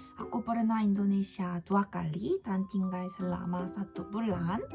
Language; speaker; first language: Indonesian; non-native, learner; Korean